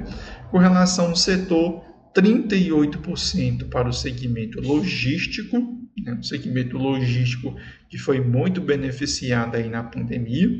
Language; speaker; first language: Portuguese; native; Portuguese